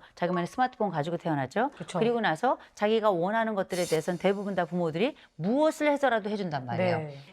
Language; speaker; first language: Korean; native; Korean